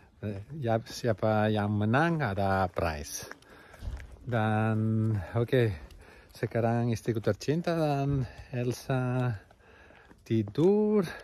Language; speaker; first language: Indonesian; non-native, learner; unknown